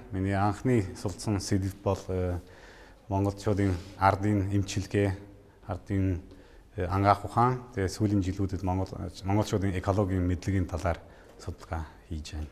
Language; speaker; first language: Mongolian; non-native, fluent; Hungarian